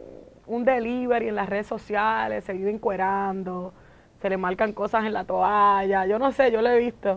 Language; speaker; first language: Spanish; native; Spanish